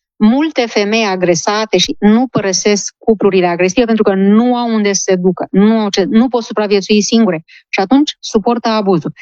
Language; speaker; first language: Romanian; native; Romanian